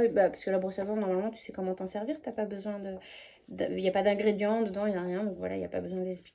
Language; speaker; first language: French; native; French